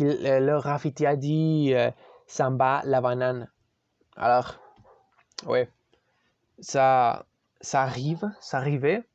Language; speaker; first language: French; non-native, learner; Spanish